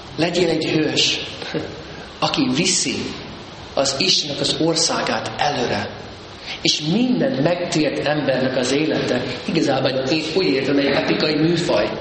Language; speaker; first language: Hungarian; early bilingual, heritage; Hungarian